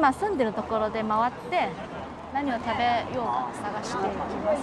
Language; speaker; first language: Japanese; non-native, fluent; Chinese